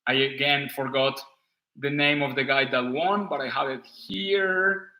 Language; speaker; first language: English; non-native, fluent; Spanish